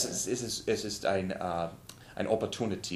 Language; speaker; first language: German; non-native, learner; English